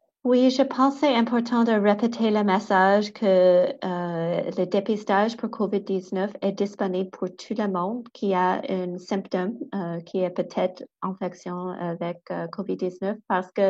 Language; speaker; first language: French; non-native, local second language; English